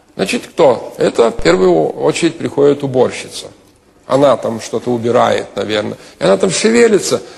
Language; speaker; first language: Russian; non-native, local second language; Lithuanian